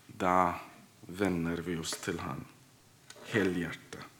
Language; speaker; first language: Norwegian; non-native, fluent; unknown